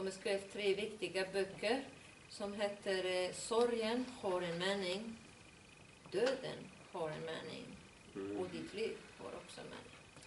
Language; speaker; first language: Swedish; non-native, fluent; Spanish